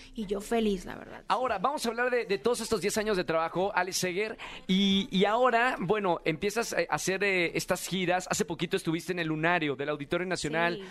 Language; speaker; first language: Spanish; native; Spanish